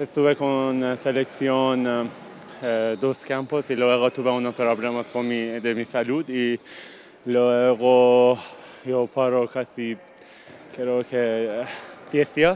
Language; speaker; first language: Spanish; non-native, learner; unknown